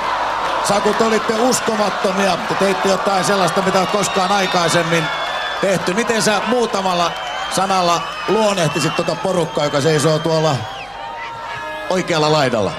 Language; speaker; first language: Finnish; native; Finnish